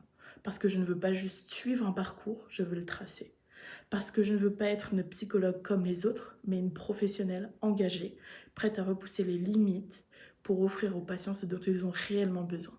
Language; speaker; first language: French; native; French